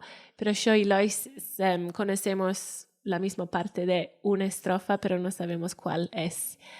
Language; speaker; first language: Spanish; non-native, fluent; Welsh